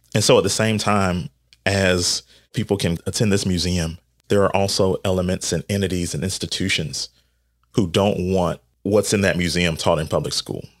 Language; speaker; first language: English; native; English